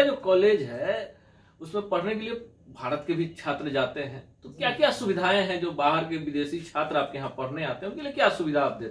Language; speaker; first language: Hindi; native; Hindi